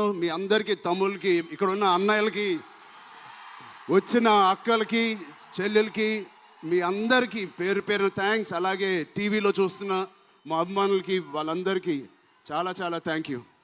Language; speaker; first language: Telugu; native; Telugu